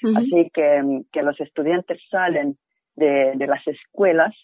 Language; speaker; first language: Spanish; non-native, fluent; Finnish